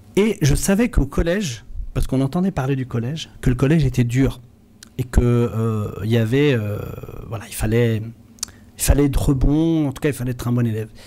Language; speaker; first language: French; early bilingual, other home language; Arabic